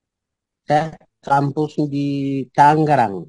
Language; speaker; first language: Indonesian; non-native, local second language; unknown